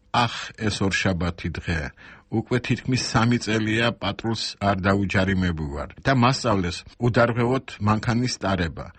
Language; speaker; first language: Georgian; non-native, local second language; Armenian